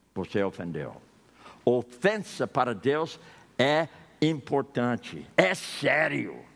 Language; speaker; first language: Portuguese; non-native, fluent; English